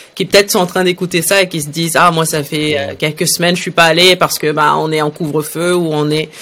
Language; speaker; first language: French; early bilingual, other home language; Arabic